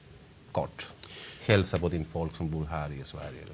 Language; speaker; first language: Swedish; non-native, fluent; Spanish